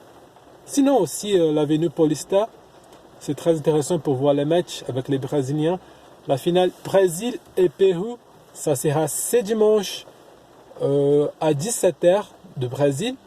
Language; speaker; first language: French; non-native, fluent; Portuguese